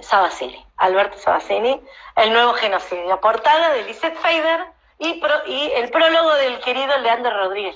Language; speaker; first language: Spanish; native; Spanish